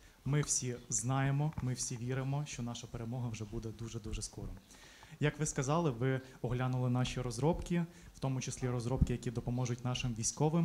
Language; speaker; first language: Ukrainian; native; Ukrainian